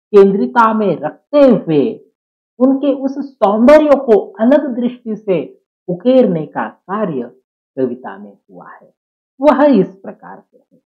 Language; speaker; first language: Hindi; non-native, local second language; Marathi